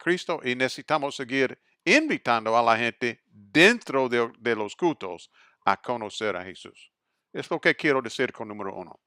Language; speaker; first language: Spanish; non-native, fluent; English